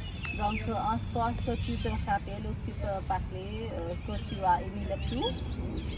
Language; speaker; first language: French; non-native, learner; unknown